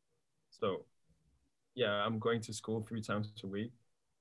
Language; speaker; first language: English; non-native, fluent; Kalaallisut